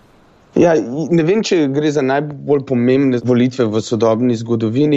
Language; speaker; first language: Slovenian; native; Slovenian